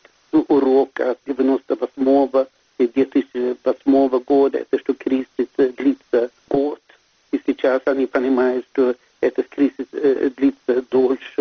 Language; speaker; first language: Russian; non-native, fluent; Swedish